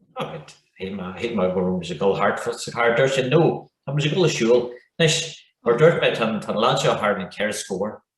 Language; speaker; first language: Irish; non-native, local second language; English